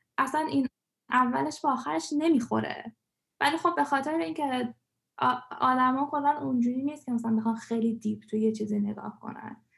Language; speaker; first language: Persian; early bilingual, heritage; Persian